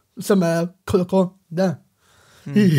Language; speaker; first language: Swedish; non-native, learner; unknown